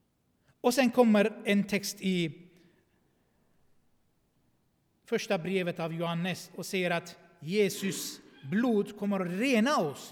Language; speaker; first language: Swedish; non-native, fluent; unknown